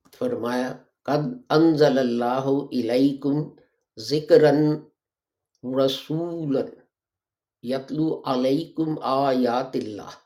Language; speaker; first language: Urdu; native; Urdu